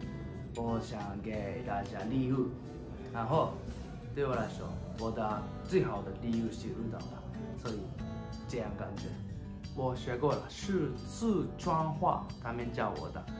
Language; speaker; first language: Chinese; non-native, learner; Japanese